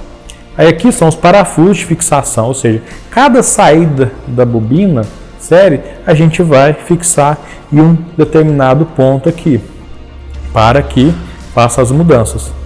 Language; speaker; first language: Portuguese; native; Portuguese